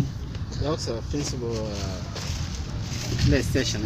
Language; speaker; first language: Swedish; non-native, learner; Arabic